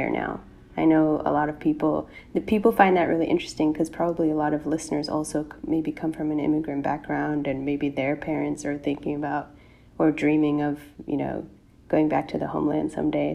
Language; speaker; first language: English; native; English